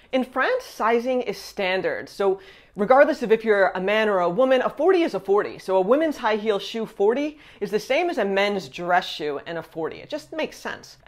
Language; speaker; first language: English; native; English